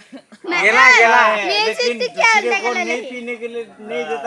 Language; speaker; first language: Hindi; non-native, local second language; Assamese